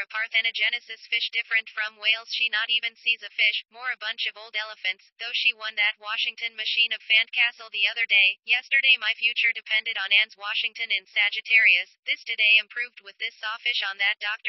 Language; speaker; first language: English; non-native, fluent; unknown